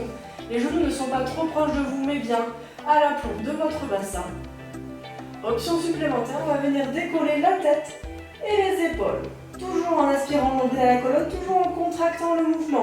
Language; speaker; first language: French; native; French